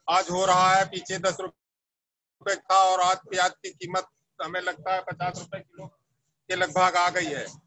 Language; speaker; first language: Hindi; native; Hindi